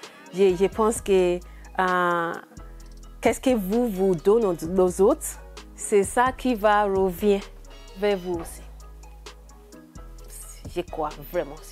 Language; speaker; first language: French; non-native, learner; English